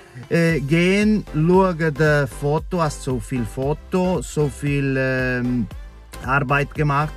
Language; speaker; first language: German; non-native, learner; Portuguese